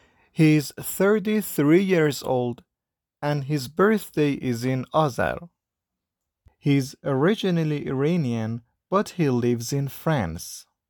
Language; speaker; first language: English; non-native, fluent; Persian